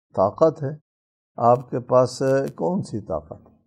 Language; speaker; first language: Urdu; native; Urdu